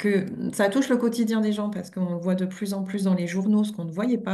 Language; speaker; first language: French; native; French